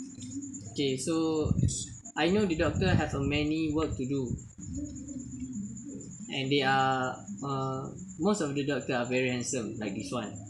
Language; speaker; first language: English; non-native, learner; Malay